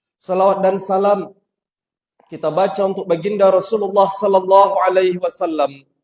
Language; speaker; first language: Indonesian; native; Indonesian